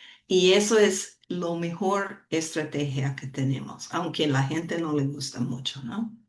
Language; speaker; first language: Spanish; non-native, fluent; English